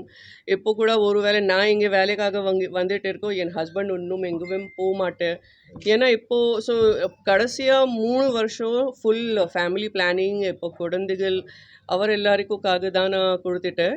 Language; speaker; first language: Tamil; non-native, fluent; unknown